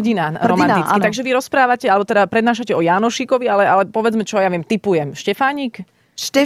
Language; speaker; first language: Slovak; native; Slovak